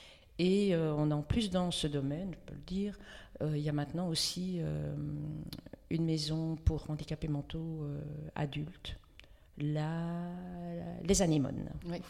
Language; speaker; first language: French; native; French